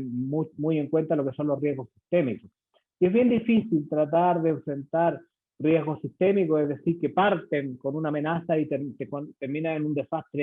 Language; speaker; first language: Spanish; native; Spanish